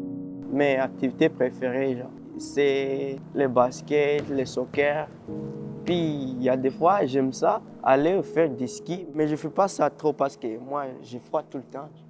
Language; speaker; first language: French; early bilingual, other home language; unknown